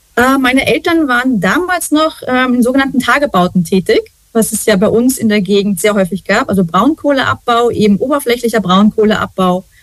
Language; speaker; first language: German; native; German